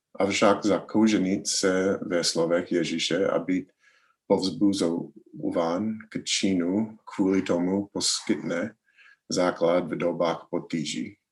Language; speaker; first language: Czech; non-native, learner; English